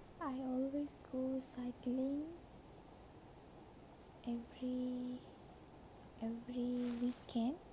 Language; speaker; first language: English; non-native, learner; Malay